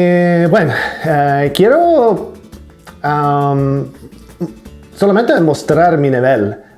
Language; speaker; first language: Spanish; non-native, learner; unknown